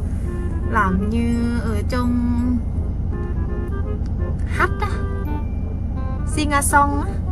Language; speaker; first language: Vietnamese; non-native, learner; Thai